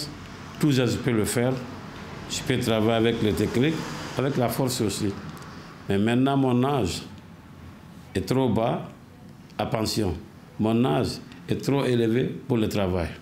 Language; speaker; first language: French; non-native, learner; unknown